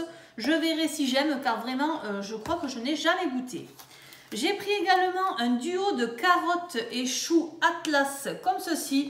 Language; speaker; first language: French; native; French